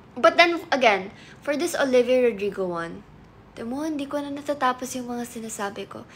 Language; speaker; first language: Filipino; native; Filipino